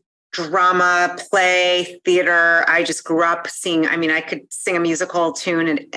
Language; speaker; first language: English; native; English